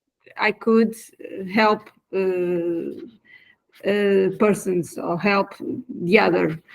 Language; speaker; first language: English; non-native, learner; Portuguese